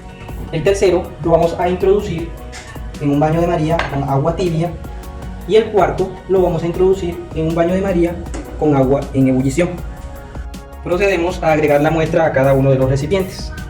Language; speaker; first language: Spanish; native; Spanish